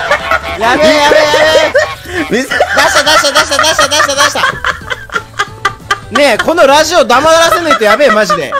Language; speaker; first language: Japanese; native; Japanese